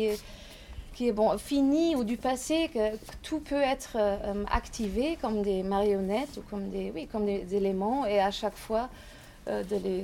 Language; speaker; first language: French; non-native, fluent; German